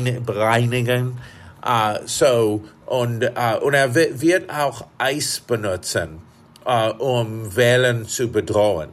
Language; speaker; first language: German; non-native, fluent; English